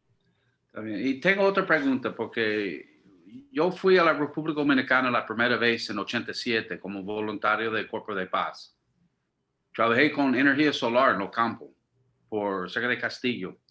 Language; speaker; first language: Spanish; non-native, fluent; English